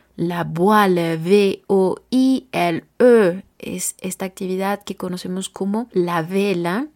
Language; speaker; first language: French; non-native, learner; Spanish